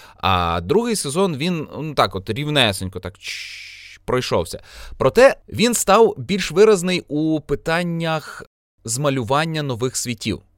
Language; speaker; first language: Ukrainian; native; Ukrainian